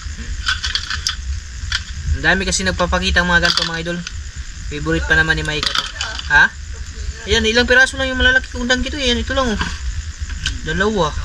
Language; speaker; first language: Filipino; non-native, local second language; Cebuano